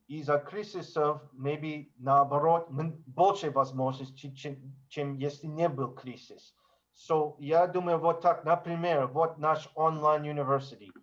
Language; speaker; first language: Russian; non-native, learner; English